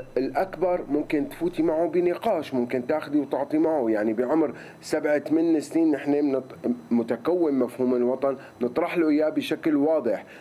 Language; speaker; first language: Arabic; native; Arabic